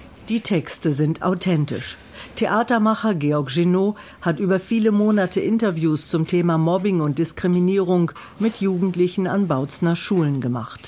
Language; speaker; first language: German; native; German